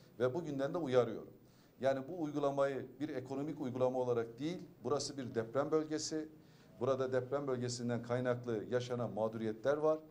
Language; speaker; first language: Turkish; native; Turkish